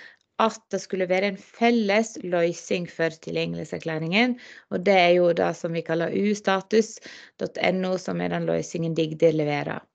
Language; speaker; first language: Norwegian; native; Norwegian